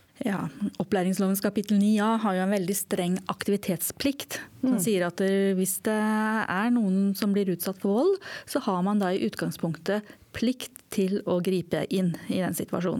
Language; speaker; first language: Norwegian; native; Norwegian